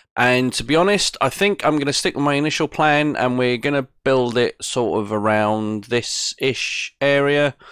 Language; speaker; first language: English; native; English